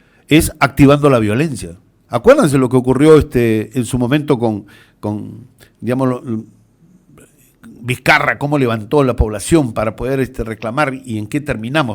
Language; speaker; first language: Spanish; native; Spanish